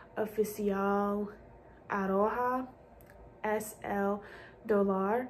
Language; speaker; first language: Spanish; non-native, learner; English